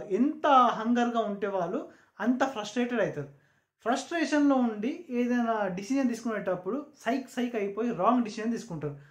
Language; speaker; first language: Telugu; non-native, local second language; Urdu